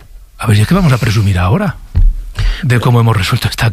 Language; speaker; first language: Spanish; native; Spanish